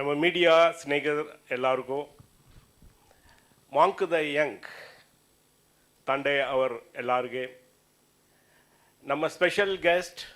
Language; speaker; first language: Kannada; non-native, learner; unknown